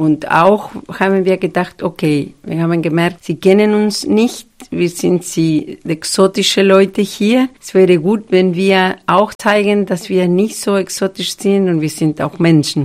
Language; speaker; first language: German; non-native, fluent; Spanish